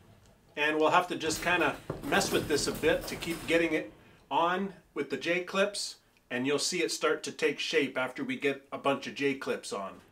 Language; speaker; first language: English; native; English